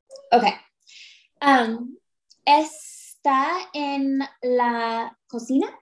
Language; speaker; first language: Spanish; non-native, learner; English